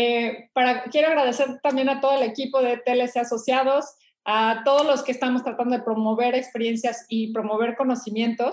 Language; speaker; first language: Spanish; native; Spanish